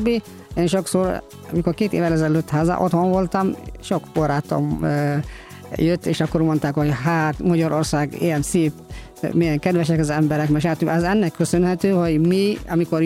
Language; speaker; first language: Hungarian; non-native, fluent; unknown